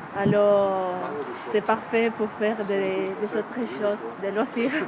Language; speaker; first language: French; non-native, fluent; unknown